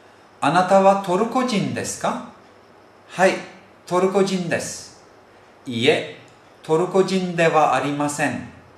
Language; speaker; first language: Japanese; non-native, fluent; Turkish